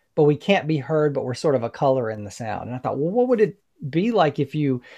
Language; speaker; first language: English; native; English